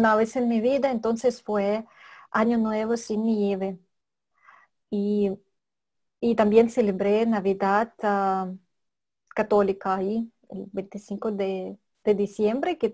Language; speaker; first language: Spanish; non-native, fluent; Russian